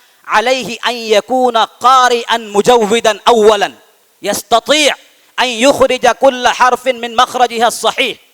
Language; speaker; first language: Arabic; non-native, fluent; Urdu